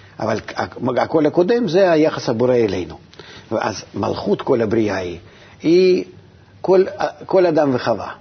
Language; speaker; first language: Hebrew; non-native, fluent; Russian